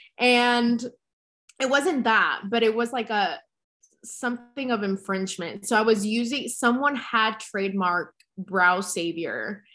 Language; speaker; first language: English; early bilingual, other home language; Spanish